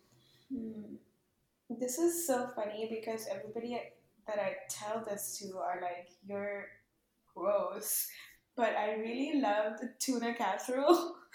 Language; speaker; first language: English; non-native, local second language; Urdu